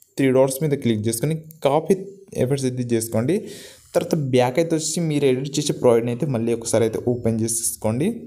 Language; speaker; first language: Telugu; non-native, local second language; Gondi